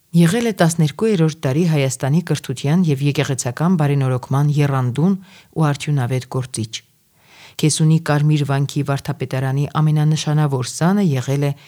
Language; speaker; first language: Armenian; native; Armenian